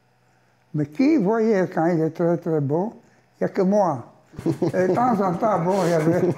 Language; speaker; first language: French; non-native, fluent; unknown